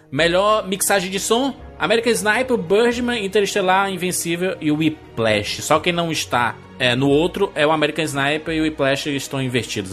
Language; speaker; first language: Portuguese; native; Portuguese